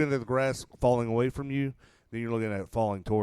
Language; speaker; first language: English; native; English